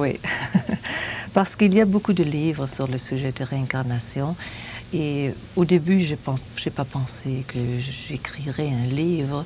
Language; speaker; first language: French; non-native, fluent; German